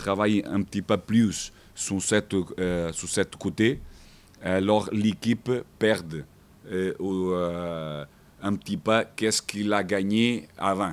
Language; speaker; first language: French; non-native, fluent; Portuguese